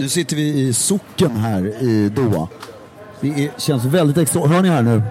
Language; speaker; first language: Swedish; native; Swedish